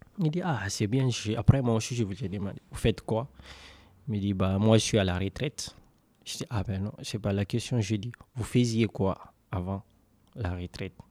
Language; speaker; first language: French; non-native, local second language; Mandingo